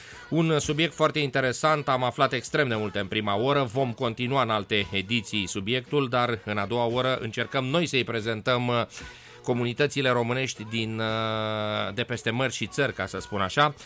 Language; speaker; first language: Romanian; native; Romanian